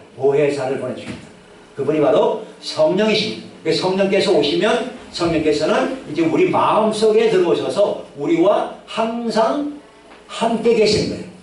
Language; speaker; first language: Korean; native; Korean